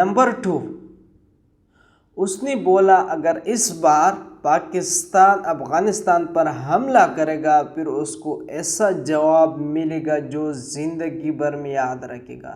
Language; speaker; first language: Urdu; non-native, learner; Pashto